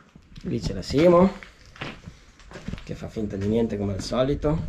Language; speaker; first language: Italian; native; Italian